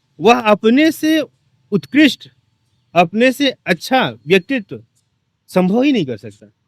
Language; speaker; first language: Hindi; native; Hindi